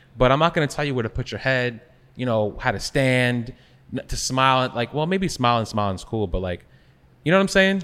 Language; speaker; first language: English; native; English